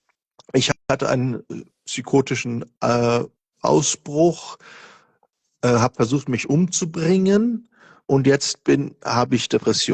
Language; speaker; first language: German; non-native, fluent; Portuguese